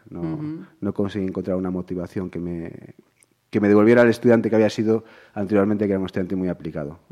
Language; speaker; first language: Spanish; native; Spanish